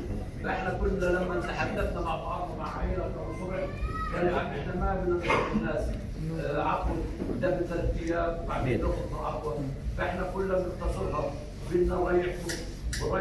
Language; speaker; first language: Arabic; native; Arabic